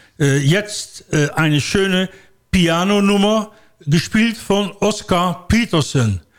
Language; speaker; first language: German; non-native, learner; Dutch